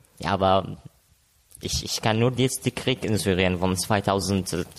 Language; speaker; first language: German; non-native, learner; Arabic